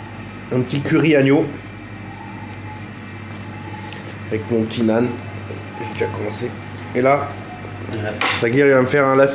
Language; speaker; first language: French; native; French